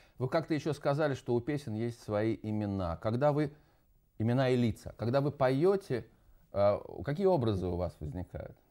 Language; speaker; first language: Russian; native; Russian